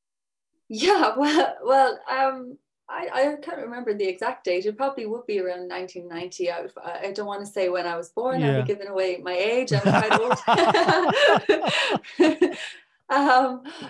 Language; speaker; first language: English; native; English